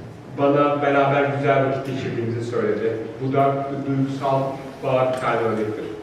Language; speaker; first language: Turkish; native; Turkish